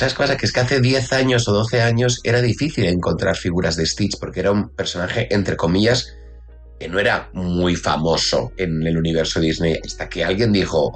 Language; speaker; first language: Spanish; native; Spanish